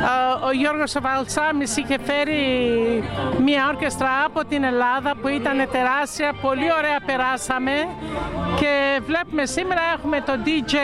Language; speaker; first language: Greek; early bilingual, heritage; Greek